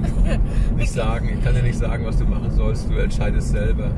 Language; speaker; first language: German; native; German